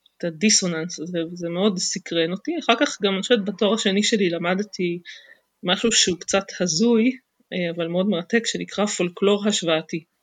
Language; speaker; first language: Hebrew; native; Hebrew